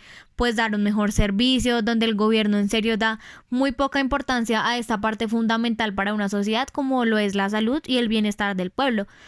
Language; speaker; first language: Spanish; native; Spanish